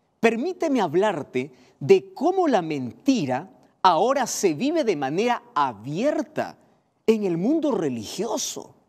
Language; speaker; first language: Spanish; native; Spanish